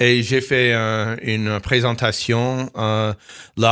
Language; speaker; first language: French; non-native, fluent; English